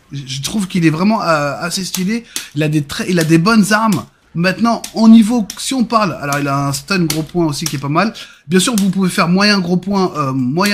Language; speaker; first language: French; native; French